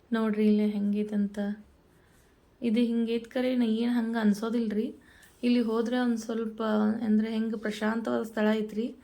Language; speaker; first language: Kannada; native; Kannada